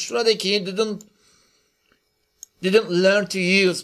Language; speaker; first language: English; non-native, fluent; Turkish